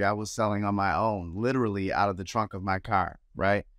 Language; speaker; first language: English; native; English